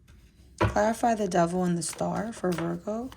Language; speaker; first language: English; native; English